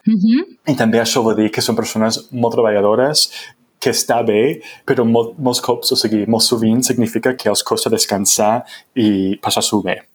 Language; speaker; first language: Catalan; non-native, fluent; English